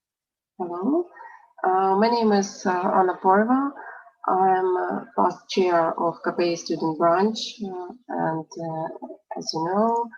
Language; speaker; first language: English; non-native, fluent; Ukrainian